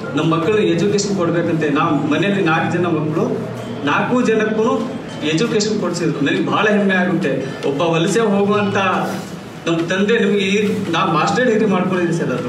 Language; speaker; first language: Kannada; non-native, local second language; Lambadi